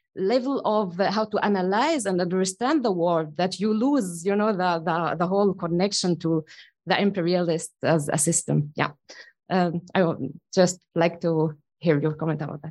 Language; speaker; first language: English; non-native, fluent; Arabic